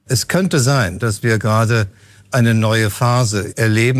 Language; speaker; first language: German; native; German